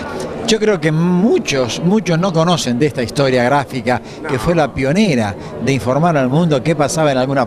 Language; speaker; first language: Spanish; native; Spanish